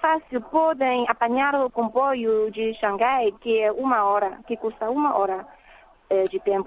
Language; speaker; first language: Portuguese; non-native, fluent; Chinese